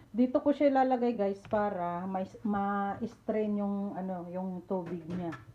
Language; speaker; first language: Filipino; native; Filipino